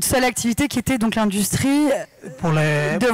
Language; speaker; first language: French; native; French